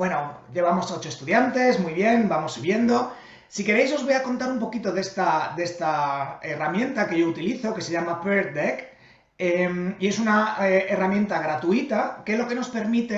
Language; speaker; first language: Spanish; native; Spanish